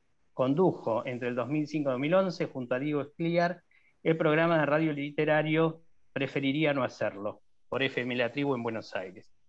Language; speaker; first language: Spanish; native; Spanish